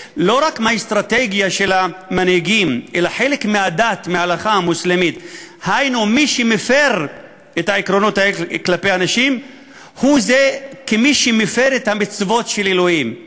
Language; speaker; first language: Hebrew; non-native, local second language; Arabic